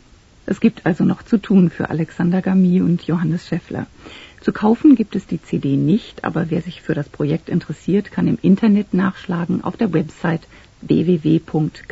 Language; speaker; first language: German; native; German